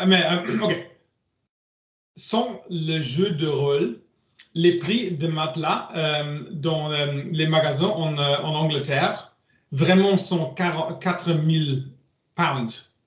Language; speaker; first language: French; non-native, learner; English